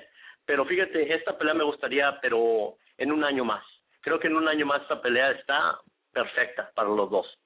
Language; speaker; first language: Spanish; native; Spanish